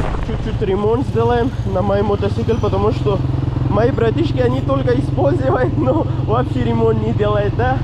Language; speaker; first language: Russian; non-native, learner; Pashto